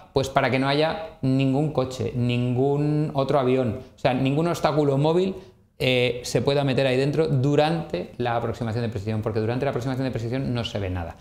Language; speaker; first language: Spanish; native; Spanish